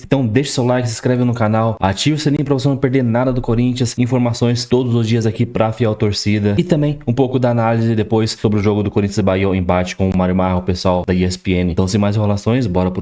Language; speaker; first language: Portuguese; native; Portuguese